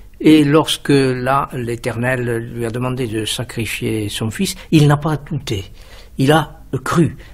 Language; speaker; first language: French; native; French